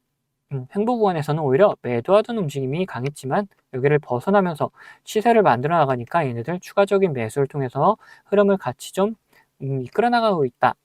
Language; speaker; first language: Korean; native; Korean